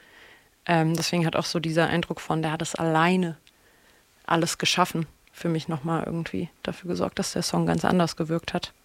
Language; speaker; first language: German; native; German